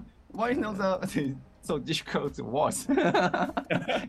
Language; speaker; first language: English; non-native, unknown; Japanese